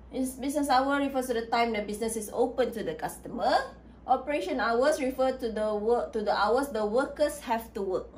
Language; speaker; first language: English; non-native, local second language; Malay